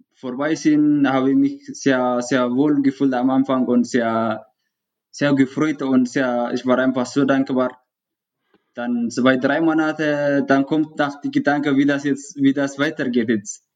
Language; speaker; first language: German; non-native, fluent; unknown